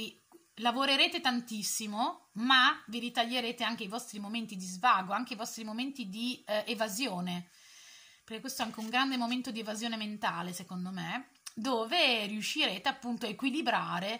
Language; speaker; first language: Italian; native; Italian